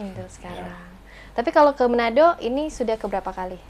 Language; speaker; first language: Indonesian; native; Indonesian